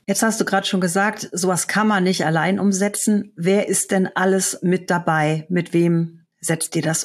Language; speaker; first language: German; native; German